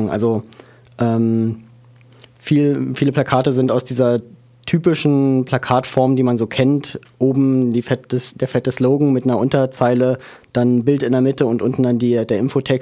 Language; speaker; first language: German; native; German